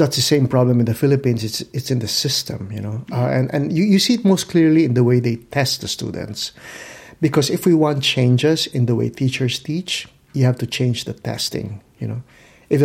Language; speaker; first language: English; non-native, local second language; Filipino